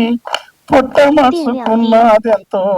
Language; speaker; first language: Telugu; native; Telugu